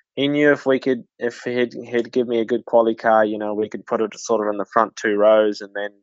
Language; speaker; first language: English; native; English